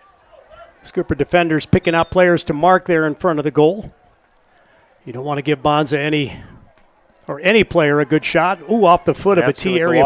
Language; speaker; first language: English; native; English